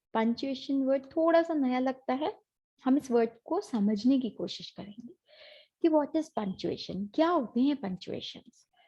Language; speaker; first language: Hindi; native; Hindi